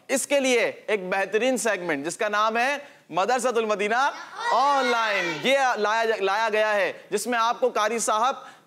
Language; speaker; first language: Urdu; native; Urdu